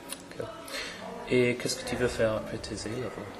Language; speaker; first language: French; non-native, fluent; English